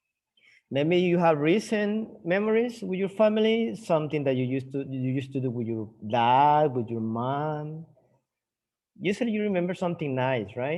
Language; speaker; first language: English; non-native, fluent; Spanish